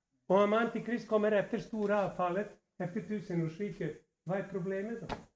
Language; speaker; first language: Swedish; non-native, fluent; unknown